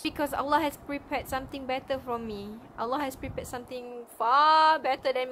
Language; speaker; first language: English; non-native, local second language; Malay